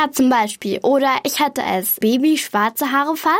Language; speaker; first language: German; native; German